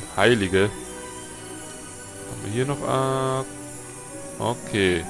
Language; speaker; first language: German; native; German